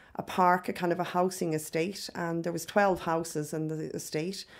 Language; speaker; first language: English; native; English